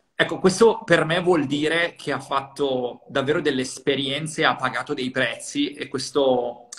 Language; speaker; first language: Italian; native; Italian